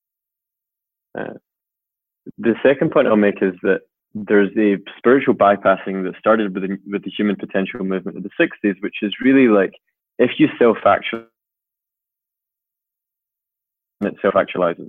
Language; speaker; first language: English; native; English